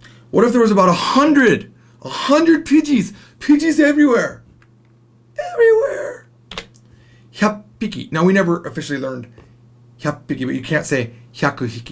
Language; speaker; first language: English; native; English